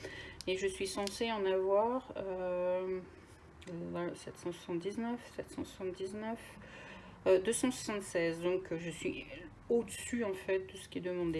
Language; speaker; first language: French; native; French